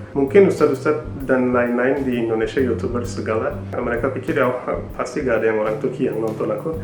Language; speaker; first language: Indonesian; non-native, fluent; Turkish